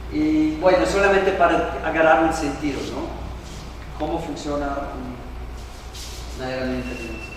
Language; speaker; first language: Spanish; non-native, learner; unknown